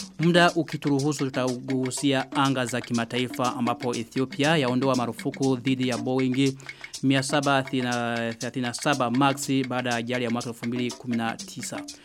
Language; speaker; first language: Swahili; non-native, local second language; Rundi